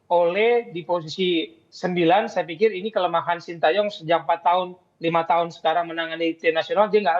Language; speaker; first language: Indonesian; native; Indonesian